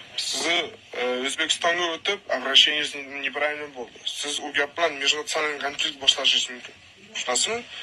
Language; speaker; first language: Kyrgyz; non-native, local second language; Uzbek